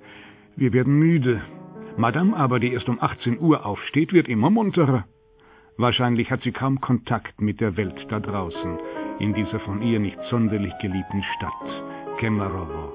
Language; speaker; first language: German; native; German